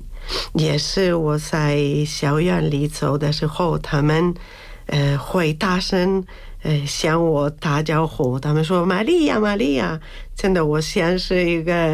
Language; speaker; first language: Chinese; non-native, fluent; Spanish